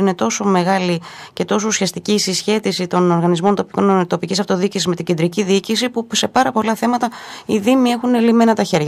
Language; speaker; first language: Greek; native; Greek